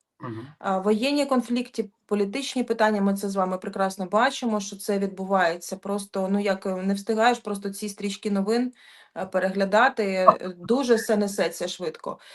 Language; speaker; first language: Ukrainian; non-native, local second language; Russian